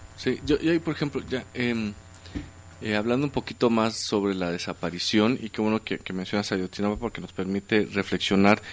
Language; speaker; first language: Spanish; native; Spanish